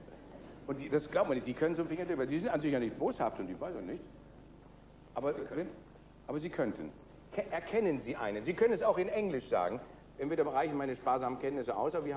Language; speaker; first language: German; native; German